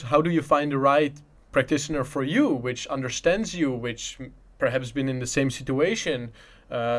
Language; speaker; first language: English; non-native, fluent; Dutch